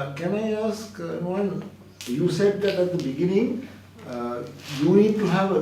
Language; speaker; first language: English; non-native, local second language; Sinhala